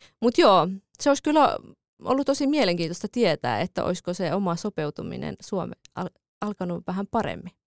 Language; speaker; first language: Finnish; early bilingual, other home language; Kurdish